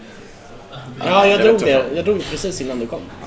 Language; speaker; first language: Swedish; native; Swedish